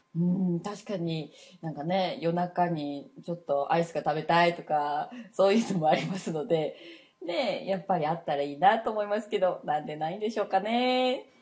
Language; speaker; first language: Japanese; native; Japanese